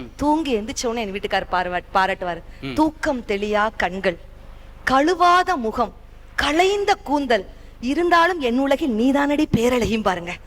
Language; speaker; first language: Tamil; native; Tamil